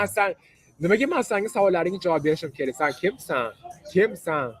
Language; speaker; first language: Uzbek; non-native, local second language; Kara-Kalpak